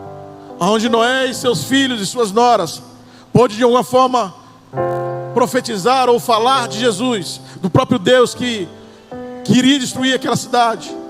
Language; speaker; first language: Portuguese; native; Portuguese